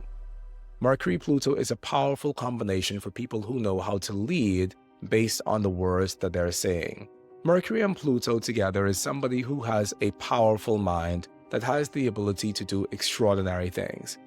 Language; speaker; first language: English; native; English